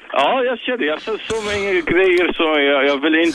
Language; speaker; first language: Swedish; non-native, learner; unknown